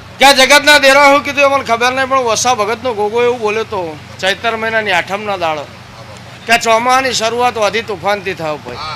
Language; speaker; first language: Gujarati; native; Gujarati